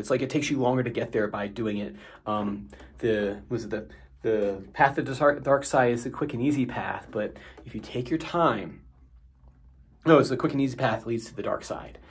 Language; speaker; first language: English; native; English